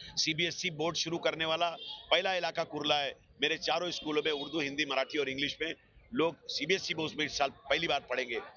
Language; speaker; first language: Hindi; native; Hindi